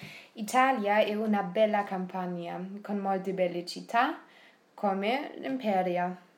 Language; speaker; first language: Italian; non-native, learner; German